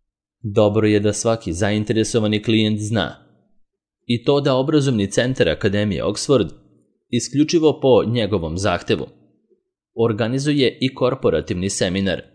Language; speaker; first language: Serbian; native; Serbian